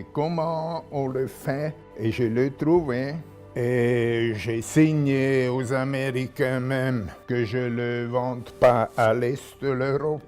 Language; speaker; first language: French; non-native, local second language; German